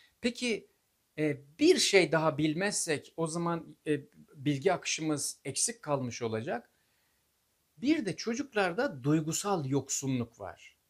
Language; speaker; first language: Turkish; native; Turkish